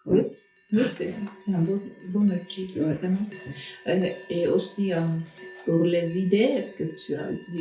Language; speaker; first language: French; non-native, learner; Finnish